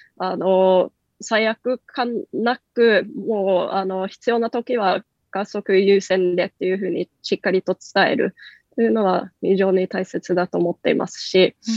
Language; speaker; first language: Japanese; non-native, fluent; Norwegian